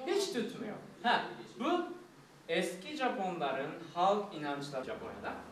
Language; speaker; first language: Turkish; non-native, fluent; Japanese